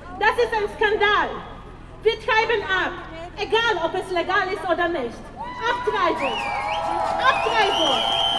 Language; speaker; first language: German; non-native, fluent; Polish